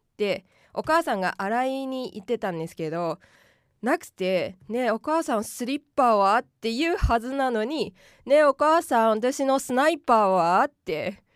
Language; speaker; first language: Japanese; non-native, fluent; Korean